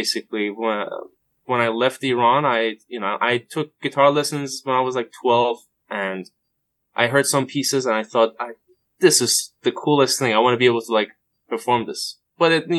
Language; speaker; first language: English; non-native, fluent; Persian